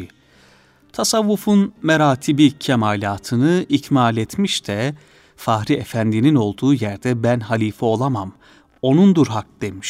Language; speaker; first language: Turkish; native; Turkish